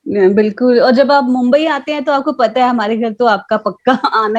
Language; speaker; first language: Hindi; native; Hindi